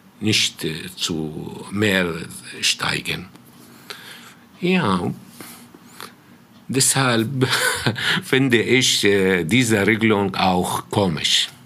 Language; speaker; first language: German; non-native, fluent; Arabic